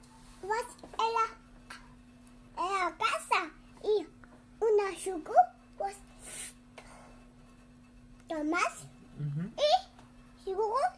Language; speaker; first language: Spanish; early bilingual, heritage; Spanish